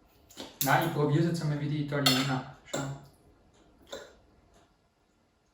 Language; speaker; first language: German; native; German